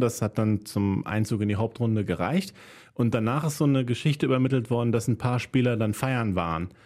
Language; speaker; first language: German; native; German